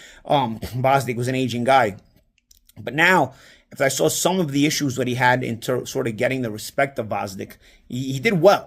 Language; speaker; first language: English; native; English